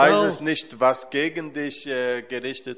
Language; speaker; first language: German; non-native, fluent; Portuguese